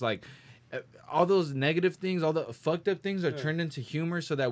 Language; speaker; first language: English; early bilingual, other home language; Spanish